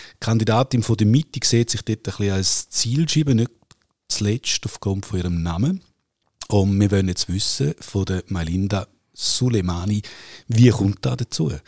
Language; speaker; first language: German; native; German